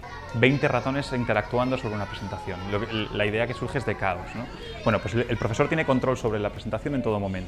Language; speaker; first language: Spanish; native; Spanish